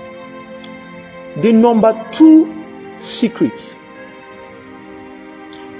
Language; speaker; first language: English; non-native, local second language; Yoruba